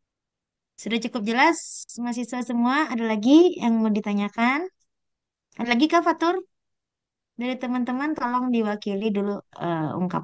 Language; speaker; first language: Indonesian; native; Indonesian